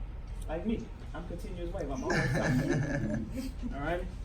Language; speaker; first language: English; native; English